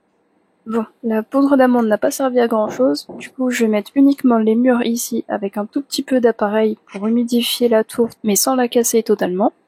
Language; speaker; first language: French; native; French